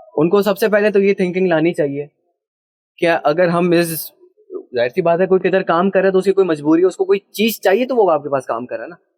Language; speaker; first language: Urdu; early bilingual, heritage; Urdu